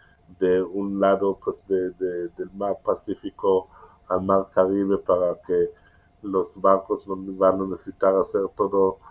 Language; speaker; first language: Spanish; non-native, learner; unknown